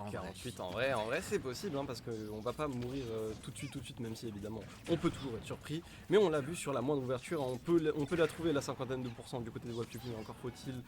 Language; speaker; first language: French; native; French